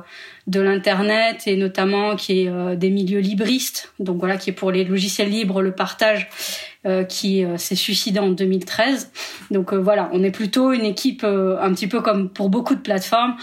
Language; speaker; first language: French; native; French